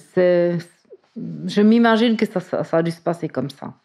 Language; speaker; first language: French; native; French